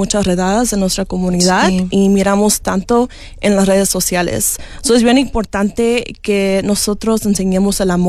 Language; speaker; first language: Spanish; early bilingual, heritage; Spanish